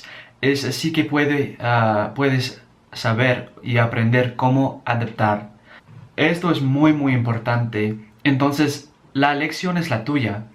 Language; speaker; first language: Spanish; non-native, learner; English